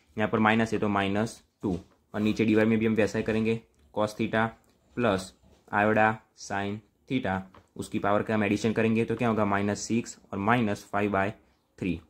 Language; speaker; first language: Hindi; non-native, local second language; Gujarati